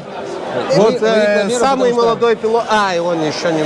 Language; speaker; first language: Russian; non-native, local second language; Lithuanian